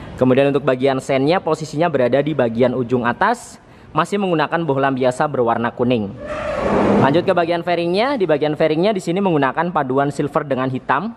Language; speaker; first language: Indonesian; native; Indonesian